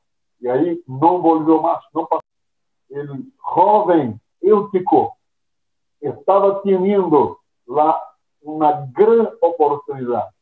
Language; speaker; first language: Spanish; non-native, fluent; Portuguese